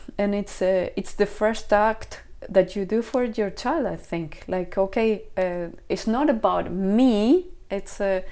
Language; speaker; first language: English; non-native, fluent; Spanish